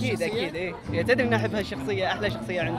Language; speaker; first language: Arabic; native; Arabic